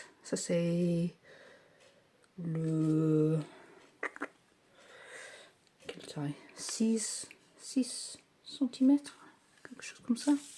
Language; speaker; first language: French; non-native, learner; English